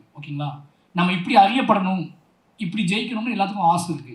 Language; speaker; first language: Tamil; native; Tamil